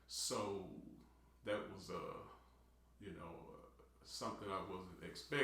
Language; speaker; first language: English; native; English